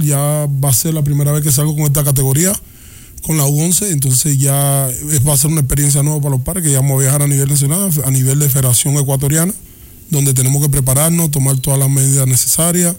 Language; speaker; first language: Spanish; native; Spanish